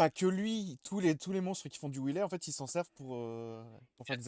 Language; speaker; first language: French; native; French